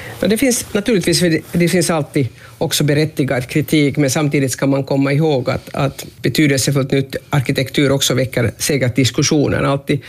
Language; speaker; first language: Swedish; non-native, local second language; Finnish